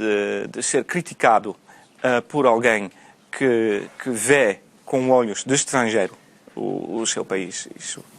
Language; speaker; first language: Portuguese; non-native, fluent; Dutch